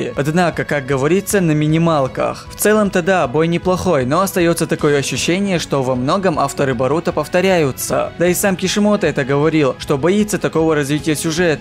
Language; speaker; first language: Russian; native; Russian